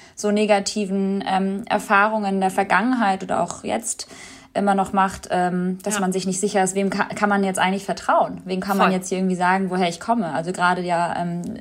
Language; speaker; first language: German; early bilingual, other home language; Albanian